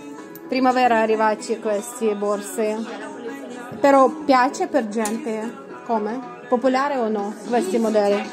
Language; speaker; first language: Italian; non-native, learner; Russian